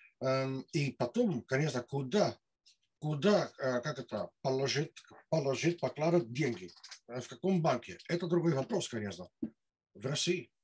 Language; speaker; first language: Russian; non-native, learner; Dutch